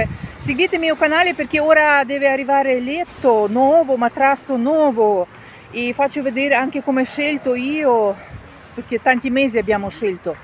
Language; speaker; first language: Italian; non-native, learner; Russian